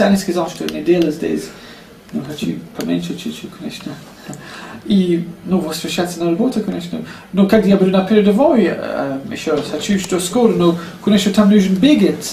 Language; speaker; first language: Russian; non-native, learner; English